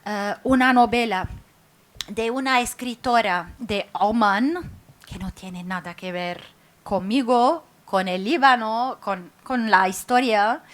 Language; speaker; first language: Spanish; non-native, fluent; Arabic